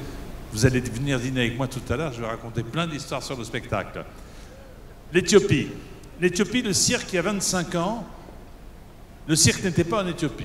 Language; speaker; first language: French; native; French